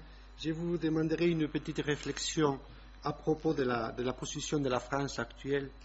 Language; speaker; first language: French; non-native, learner; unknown